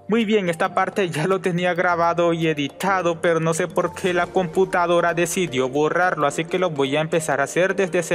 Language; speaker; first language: Spanish; native; Spanish